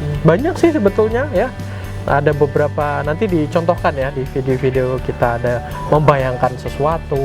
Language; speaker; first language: Indonesian; native; Indonesian